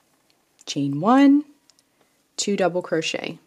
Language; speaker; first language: English; native; English